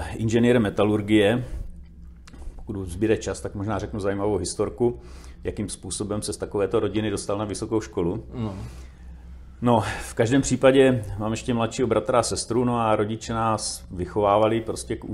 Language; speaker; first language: Czech; native; Czech